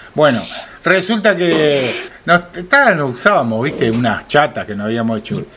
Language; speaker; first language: Spanish; native; Spanish